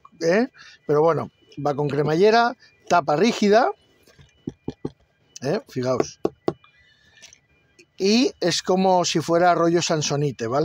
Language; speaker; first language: Spanish; native; Spanish